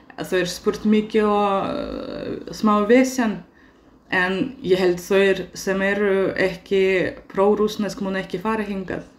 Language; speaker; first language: Icelandic; non-native, fluent; Russian